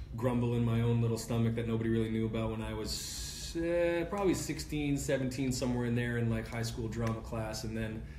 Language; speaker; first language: English; native; English